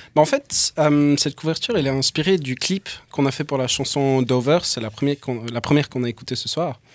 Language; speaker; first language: French; early bilingual, other home language; English